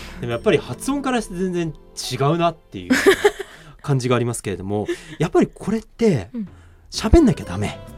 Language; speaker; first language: Japanese; native; Japanese